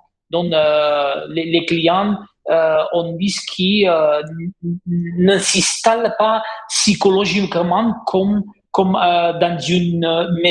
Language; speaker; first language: French; non-native, fluent; Italian